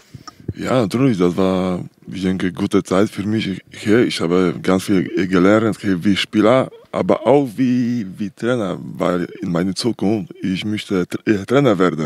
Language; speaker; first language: German; non-native, learner; Polish